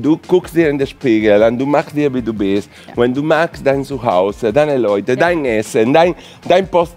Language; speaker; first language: German; non-native, fluent; Spanish